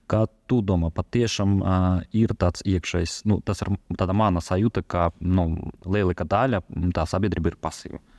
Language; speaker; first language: Latvian; non-native, local second language; Russian